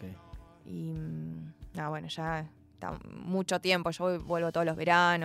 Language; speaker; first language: Spanish; early bilingual, other home language; Chinese